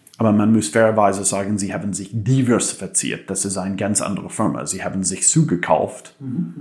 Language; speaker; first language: German; non-native, fluent; English